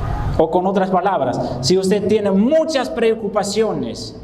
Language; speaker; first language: Spanish; non-native, fluent; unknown